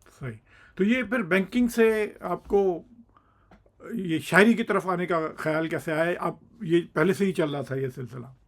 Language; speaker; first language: Urdu; native; Urdu